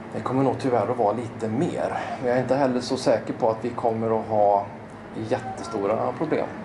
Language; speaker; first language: Swedish; native; Swedish